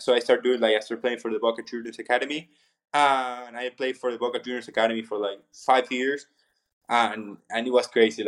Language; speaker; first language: English; non-native, fluent; Spanish